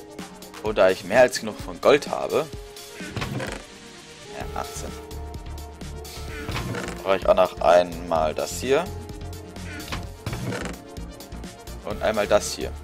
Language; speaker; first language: German; native; German